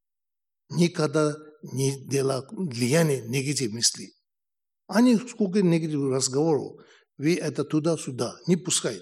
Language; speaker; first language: Russian; non-native, learner; Tibetan